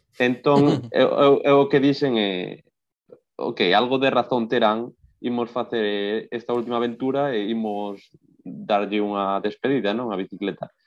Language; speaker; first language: Galician; non-native, local second language; Spanish